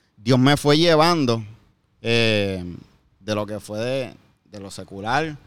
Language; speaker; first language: Spanish; native; Spanish